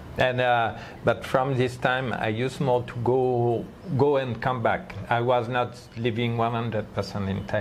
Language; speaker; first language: English; non-native, learner; French